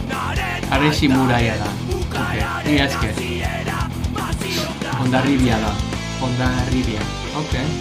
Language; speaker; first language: Basque; non-native, learner; English